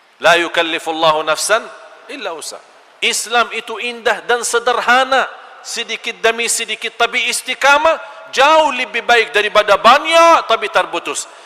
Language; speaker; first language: Malay; non-native, fluent; Arabic